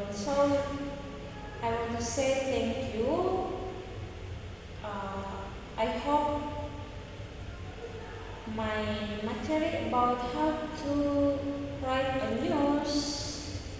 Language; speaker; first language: English; non-native, learner; Indonesian